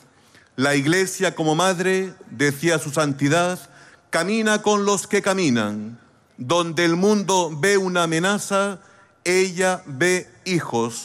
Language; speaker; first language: Spanish; native; Spanish